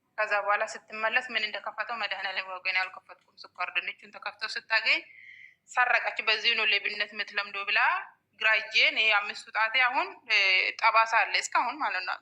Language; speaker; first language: Amharic; non-native, local second language; Oromo